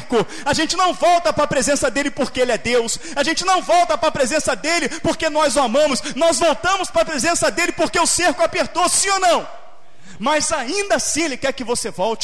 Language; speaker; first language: Portuguese; native; Portuguese